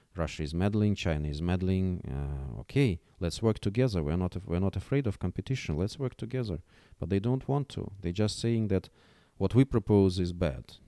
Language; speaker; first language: English; non-native, fluent; Russian